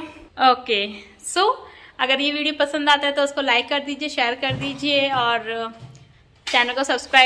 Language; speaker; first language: Hindi; native; Hindi